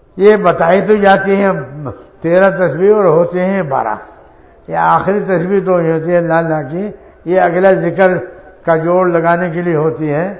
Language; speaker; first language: Urdu; native; Urdu